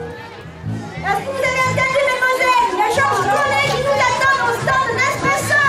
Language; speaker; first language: French; native; French